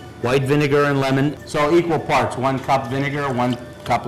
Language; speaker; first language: English; native; English